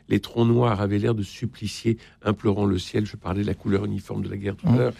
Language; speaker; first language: French; native; French